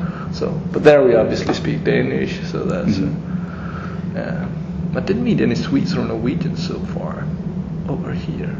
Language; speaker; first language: English; non-native, fluent; Danish